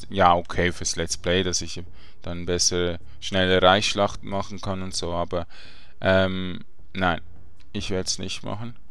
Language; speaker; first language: German; native; German